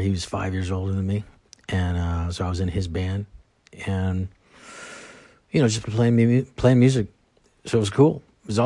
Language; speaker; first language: English; native; English